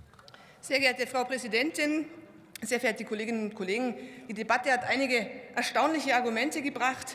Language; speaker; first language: German; native; German